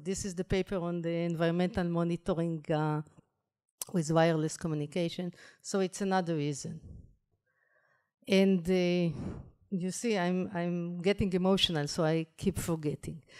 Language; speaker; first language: English; non-native, fluent; Hebrew